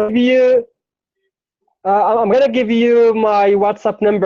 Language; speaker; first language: English; non-native, fluent; Arabic